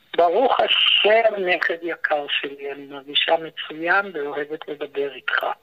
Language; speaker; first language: Hebrew; native; Hebrew